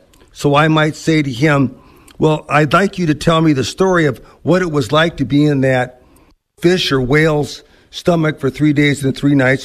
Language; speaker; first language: English; native; English